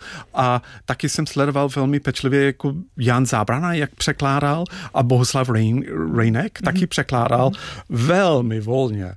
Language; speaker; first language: Czech; non-native, fluent; English